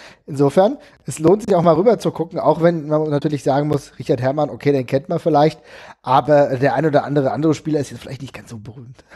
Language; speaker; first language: German; native; German